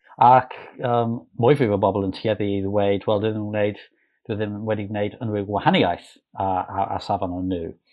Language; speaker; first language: Welsh; non-native, local second language; English